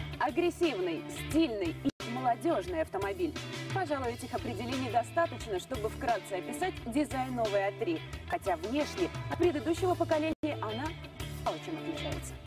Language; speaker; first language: Russian; native; Russian